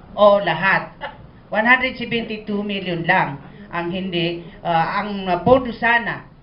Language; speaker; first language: Filipino; non-native, local second language; Maranao